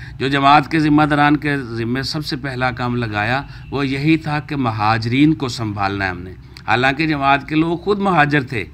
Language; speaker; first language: Urdu; non-native, local second language; Punjabi